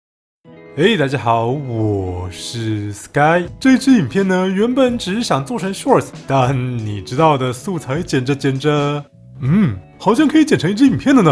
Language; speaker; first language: Chinese; native; Chinese